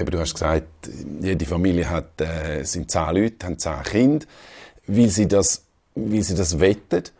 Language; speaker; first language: German; native; German